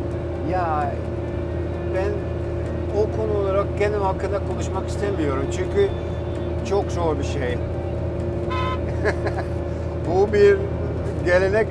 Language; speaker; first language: Turkish; non-native, fluent; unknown